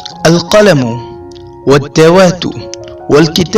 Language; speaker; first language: Arabic; non-native, fluent; Urdu